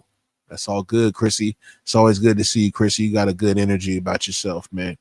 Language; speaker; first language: English; native; English